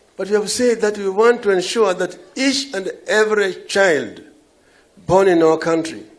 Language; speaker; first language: English; non-native, local second language; Luo (Kenya and Tanzania)